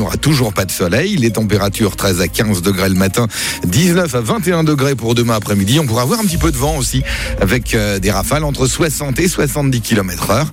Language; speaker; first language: French; native; French